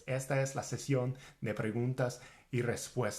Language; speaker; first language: Spanish; non-native, fluent; English